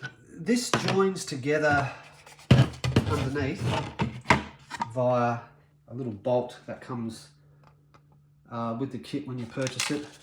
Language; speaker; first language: English; native; English